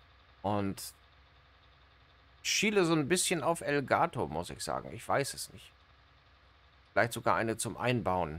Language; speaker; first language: German; native; German